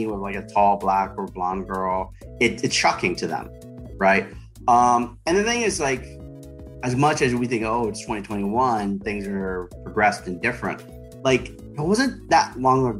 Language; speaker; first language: English; native; English